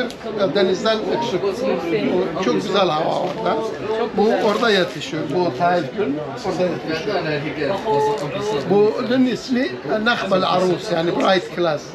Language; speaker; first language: Turkish; non-native, learner; Arabic